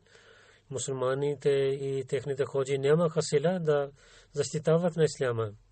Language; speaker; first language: Bulgarian; non-native, learner; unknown